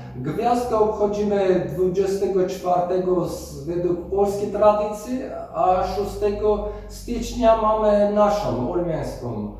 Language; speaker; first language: Polish; non-native, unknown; Armenian